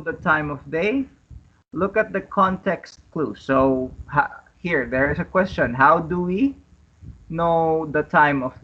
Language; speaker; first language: English; non-native, fluent; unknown